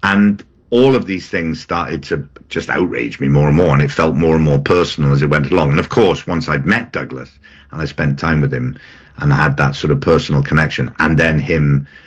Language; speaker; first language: English; native; English